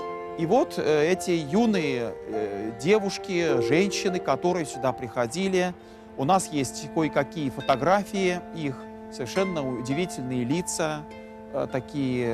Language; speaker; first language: Russian; native; Russian